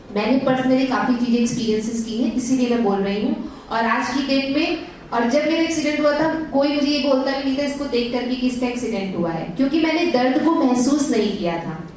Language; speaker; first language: Hindi; native; Hindi